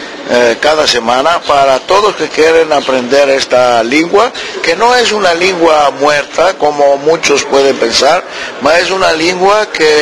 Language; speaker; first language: Spanish; early bilingual, heritage; Ladino